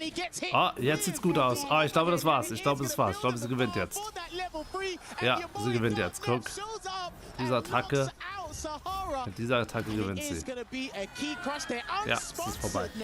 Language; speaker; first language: German; early bilingual, heritage; German